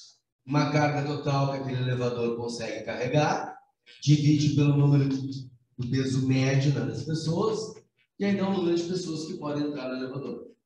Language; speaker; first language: Portuguese; native; Portuguese